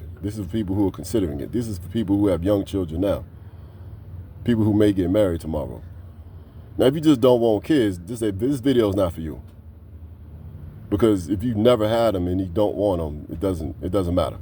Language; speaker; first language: English; native; English